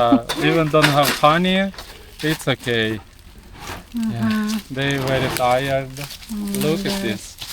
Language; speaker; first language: English; non-native, learner; Russian